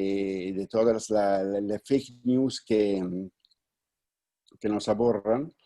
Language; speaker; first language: Spanish; non-native, fluent; Italian